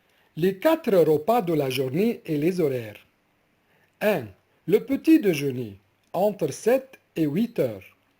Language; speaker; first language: French; non-native, fluent; Arabic